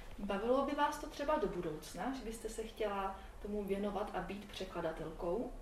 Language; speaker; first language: Czech; native; Czech